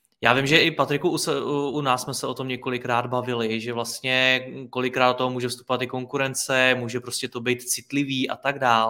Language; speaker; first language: Czech; native; Czech